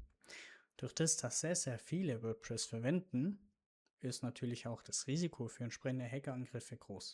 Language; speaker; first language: German; native; German